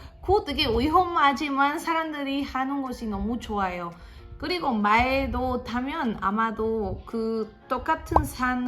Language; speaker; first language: Korean; non-native, fluent; Spanish